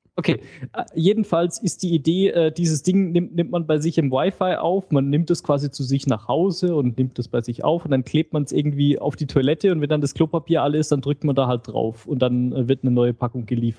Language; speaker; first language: German; native; German